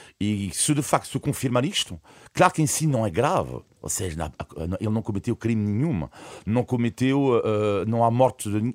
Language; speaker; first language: Portuguese; non-native, fluent; French